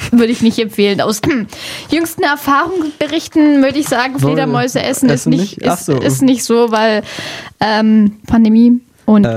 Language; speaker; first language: German; native; German